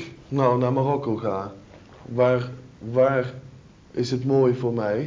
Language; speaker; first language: Dutch; native; Dutch